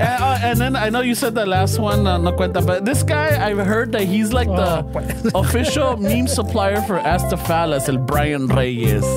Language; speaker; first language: English; early bilingual, other home language; Spanish